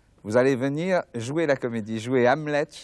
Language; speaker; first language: French; native; French